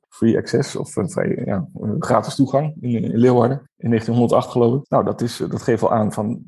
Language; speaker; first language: Dutch; native; Dutch